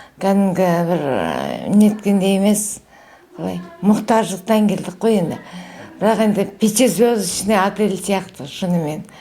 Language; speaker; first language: Kazakh; native; Kazakh